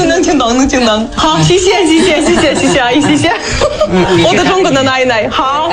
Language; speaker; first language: Chinese; non-native, fluent; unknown